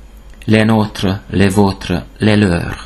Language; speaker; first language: French; non-native, fluent; Hungarian